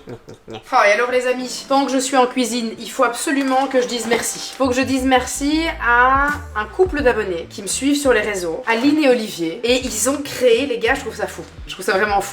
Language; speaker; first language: French; native; French